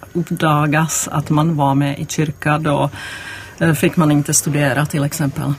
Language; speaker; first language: Swedish; non-native, fluent; Czech